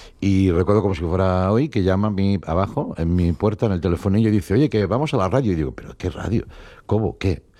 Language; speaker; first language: Spanish; non-native, local second language; Catalan